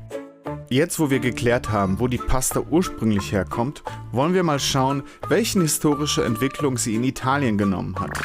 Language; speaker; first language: German; native; German